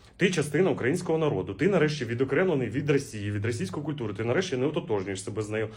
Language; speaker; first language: Ukrainian; non-native, local second language; Russian